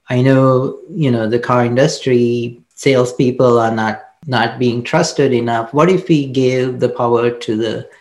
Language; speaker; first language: English; non-native, local second language; Sinhala